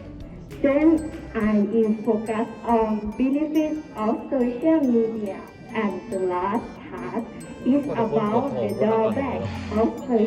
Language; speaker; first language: English; non-native, learner; Thai